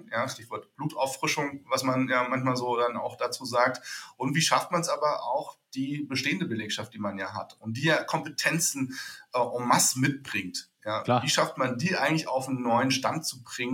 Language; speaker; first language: German; native; German